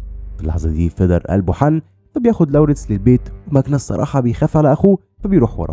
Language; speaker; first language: Arabic; native; Arabic